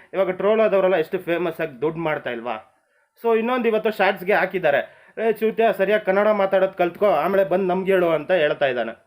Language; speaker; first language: Kannada; non-native, local second language; Marathi